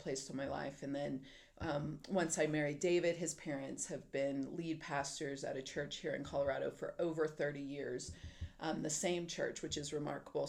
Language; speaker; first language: English; native; English